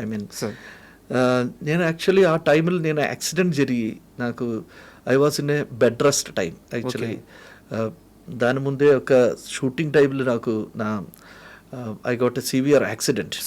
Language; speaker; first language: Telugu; non-native, fluent; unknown